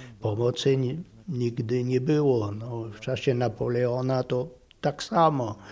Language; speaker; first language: Polish; non-native, fluent; French